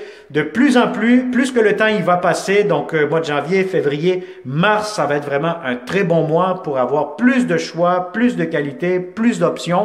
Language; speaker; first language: French; native; French